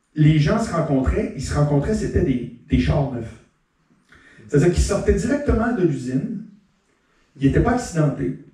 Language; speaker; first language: French; native; French